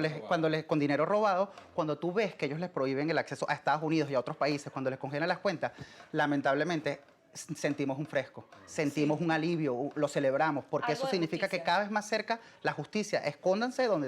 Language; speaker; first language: Spanish; native; Spanish